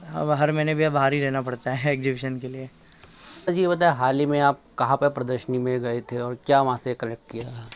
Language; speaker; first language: Hindi; native; Hindi